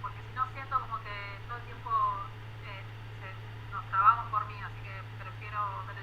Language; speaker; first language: Spanish; native; Spanish